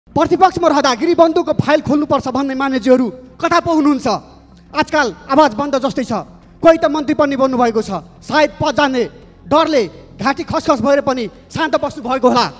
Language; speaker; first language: Nepali; non-native, local second language; Rana Tharu